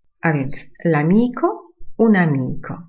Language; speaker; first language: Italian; non-native, fluent; Polish